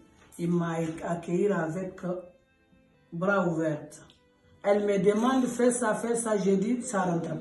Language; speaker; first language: French; non-native, learner; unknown